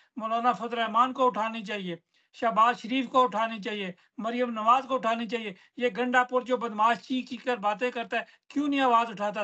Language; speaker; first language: Urdu; non-native, local second language; Punjabi